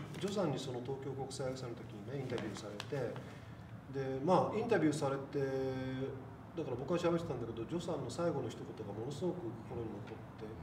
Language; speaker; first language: Japanese; native; Japanese